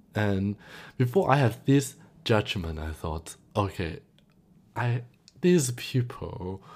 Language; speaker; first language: English; non-native, local second language; Cantonese